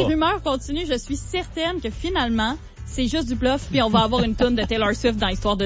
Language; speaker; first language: French; native; French